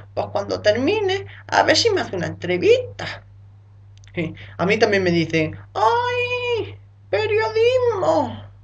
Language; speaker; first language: Spanish; native; Spanish